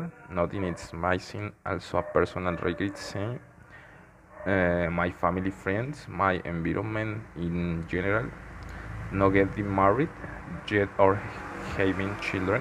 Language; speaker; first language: English; non-native, learner; Spanish